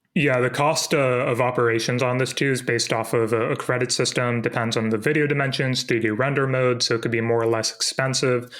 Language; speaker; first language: English; native; English